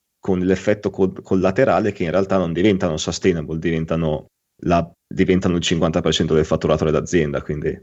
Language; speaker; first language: Italian; native; Italian